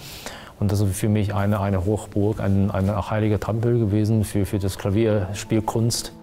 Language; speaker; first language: German; non-native, fluent; Chinese